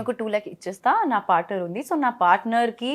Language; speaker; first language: Telugu; non-native, learner; Gujarati